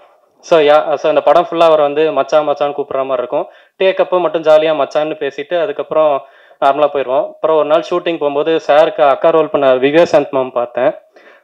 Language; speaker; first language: Tamil; native; Tamil